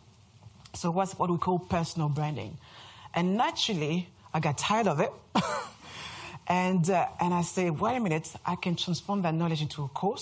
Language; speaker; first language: English; non-native, fluent; French